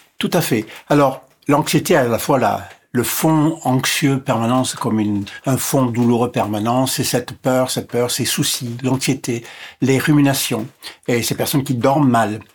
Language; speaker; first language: French; non-native, local second language; English